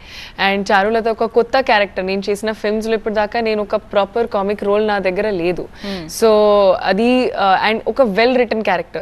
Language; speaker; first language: Telugu; non-native, fluent; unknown